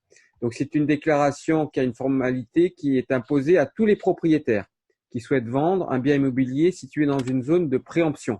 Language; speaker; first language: French; native; French